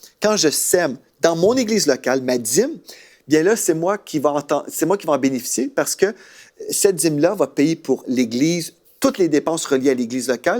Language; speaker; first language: French; native; French